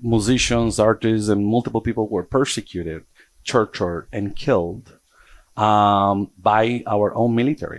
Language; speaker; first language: English; early bilingual, other home language; Portuguese